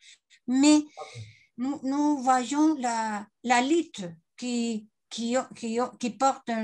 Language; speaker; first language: French; non-native, learner; Spanish